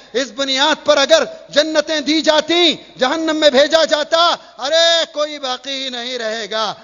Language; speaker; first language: Urdu; native; Urdu